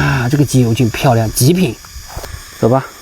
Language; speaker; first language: Chinese; native; Chinese